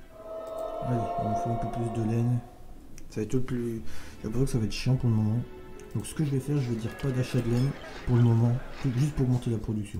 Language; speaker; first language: French; native; French